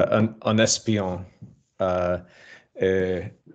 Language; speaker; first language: French; non-native, learner; English